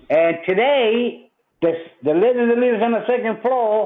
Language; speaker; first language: English; non-native, fluent; Italian